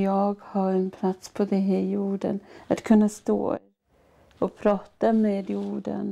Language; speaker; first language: Swedish; non-native, fluent; Māori